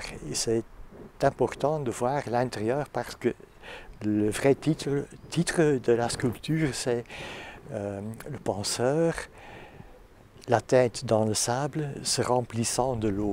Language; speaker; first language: French; non-native, fluent; Dutch